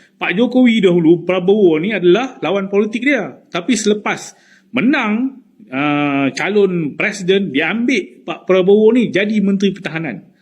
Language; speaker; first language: Malay; native; Malay